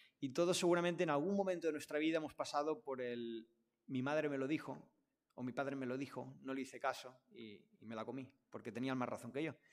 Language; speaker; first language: Spanish; non-native, local second language; Catalan